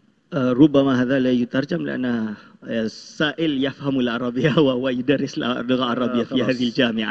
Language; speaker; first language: Arabic; non-native, fluent; Malay